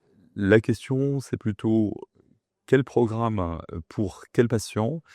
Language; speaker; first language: French; native; French